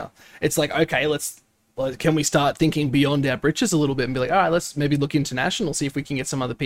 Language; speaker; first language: English; native; English